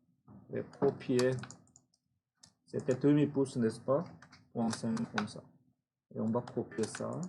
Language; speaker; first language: French; non-native, fluent; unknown